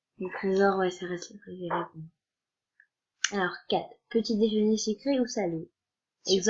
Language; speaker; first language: French; native; French